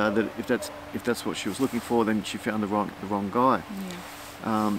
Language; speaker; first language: English; native; English